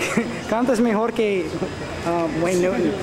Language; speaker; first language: Spanish; non-native, learner; English